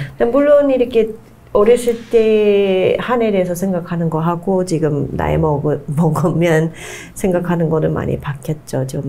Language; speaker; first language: Korean; non-native, fluent; English